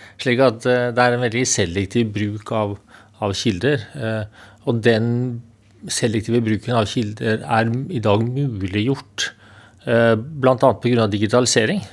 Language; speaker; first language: Norwegian; native; Norwegian